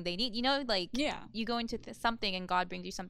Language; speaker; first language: English; non-native, fluent; Spanish